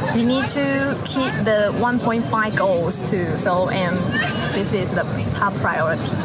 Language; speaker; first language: English; non-native, learner; Chinese